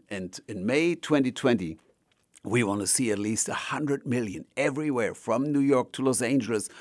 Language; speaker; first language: English; non-native, fluent; German